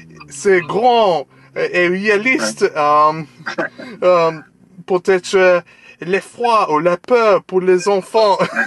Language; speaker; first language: French; non-native, learner; English